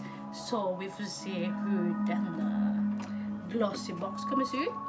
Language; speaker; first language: Swedish; non-native, fluent; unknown